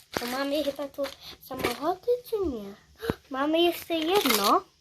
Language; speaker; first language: Polish; early bilingual, heritage; Polish